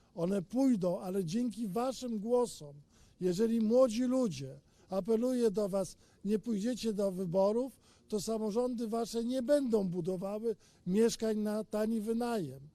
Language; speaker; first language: Polish; native; Polish